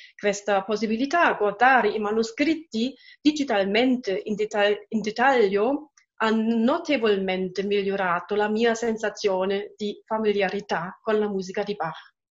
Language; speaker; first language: Italian; non-native, fluent; German